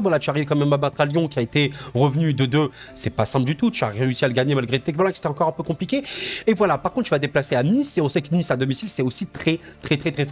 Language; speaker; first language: French; native; French